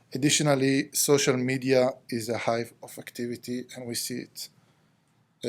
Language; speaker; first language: English; non-native, fluent; Hebrew